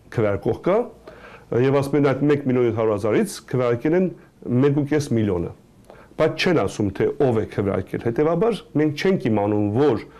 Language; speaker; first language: Armenian; early bilingual, heritage; Armenian